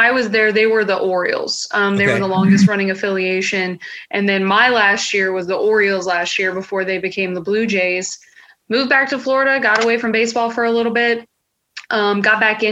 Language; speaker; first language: English; native; English